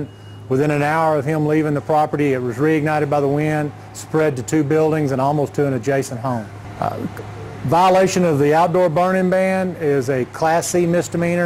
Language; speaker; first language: English; native; English